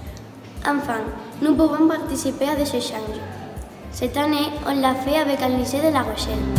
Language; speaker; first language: French; non-native, learner; Spanish